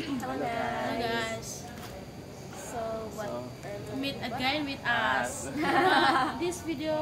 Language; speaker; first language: English; non-native, learner; Indonesian